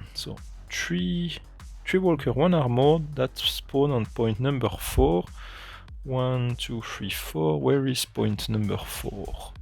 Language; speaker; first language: English; non-native, fluent; French